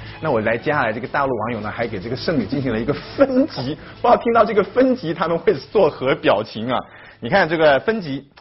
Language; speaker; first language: Chinese; native; Chinese